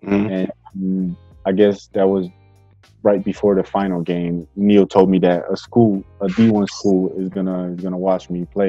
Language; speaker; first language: English; non-native, fluent; Bulgarian